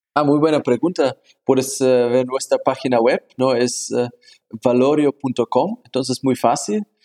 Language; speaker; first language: Spanish; non-native, fluent; German